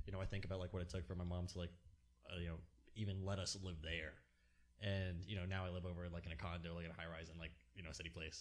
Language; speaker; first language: English; native; English